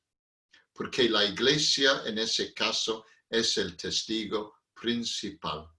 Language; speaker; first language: Spanish; non-native, fluent; English